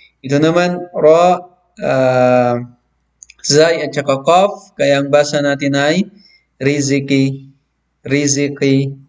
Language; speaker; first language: Filipino; non-native, local second language; Maranao